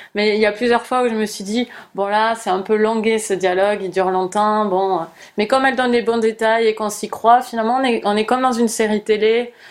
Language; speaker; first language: French; native; French